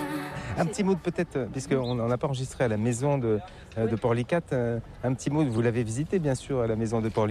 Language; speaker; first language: French; native; French